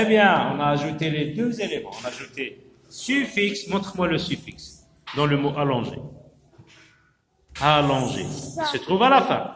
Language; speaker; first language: French; non-native, local second language; Arabic